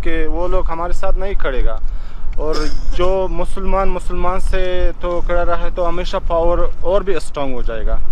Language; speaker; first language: Hindi; non-native, learner; Pashto